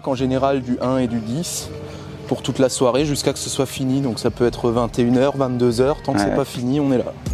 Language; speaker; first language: French; native; French